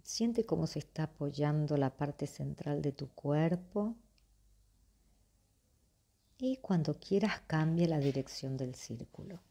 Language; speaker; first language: Spanish; native; Spanish